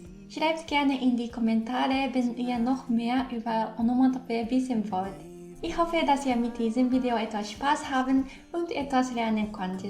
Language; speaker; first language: German; non-native, fluent; Japanese